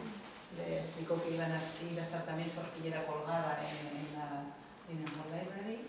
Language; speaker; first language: Spanish; native; Spanish